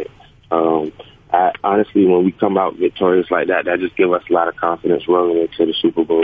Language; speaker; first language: English; native; English